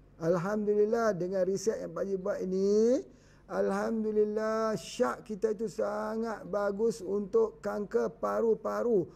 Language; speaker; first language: Malay; native; Malay